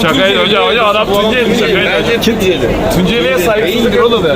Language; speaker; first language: Turkish; native; Turkish